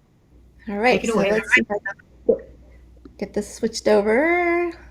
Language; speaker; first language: English; native; English